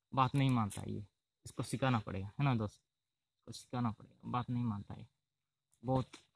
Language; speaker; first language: Hindi; non-native, local second language; Odia